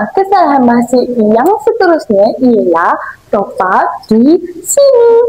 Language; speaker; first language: Malay; native; Malay